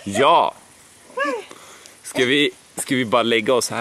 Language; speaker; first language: Swedish; native; Swedish